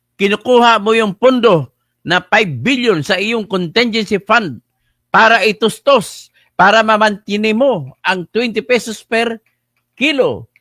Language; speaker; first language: Filipino; non-native, local second language; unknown